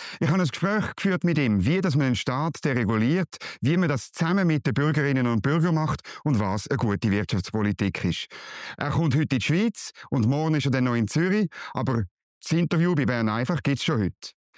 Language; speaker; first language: German; native; German